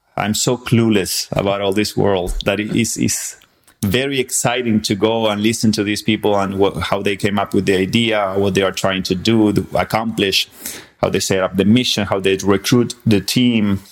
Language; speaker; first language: English; non-native, fluent; Spanish